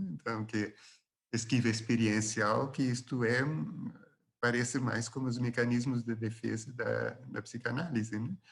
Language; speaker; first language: Portuguese; non-native, fluent; Dutch